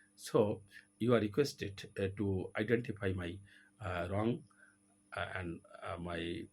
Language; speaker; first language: English; non-native, local second language; Bangla